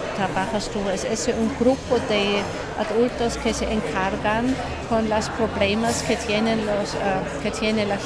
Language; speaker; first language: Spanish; non-native, learner; German